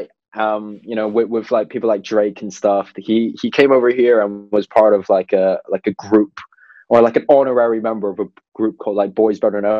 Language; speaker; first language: English; non-native, local second language; Cantonese